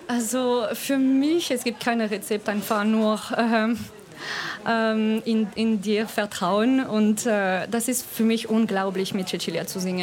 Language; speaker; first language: German; non-native, fluent; French